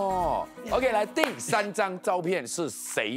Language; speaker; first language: Chinese; native; Chinese